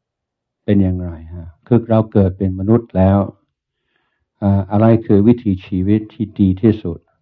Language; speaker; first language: Thai; non-native, fluent; English